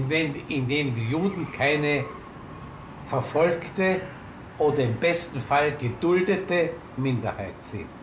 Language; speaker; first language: German; early bilingual, heritage; German